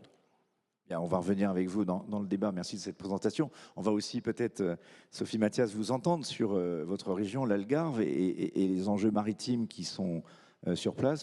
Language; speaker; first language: French; native; French